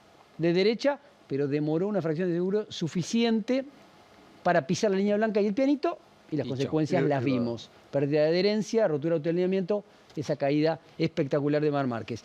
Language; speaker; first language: Spanish; native; Spanish